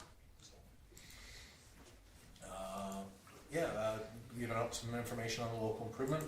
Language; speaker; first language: English; native; English